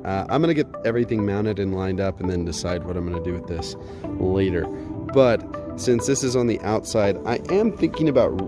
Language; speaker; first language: English; native; English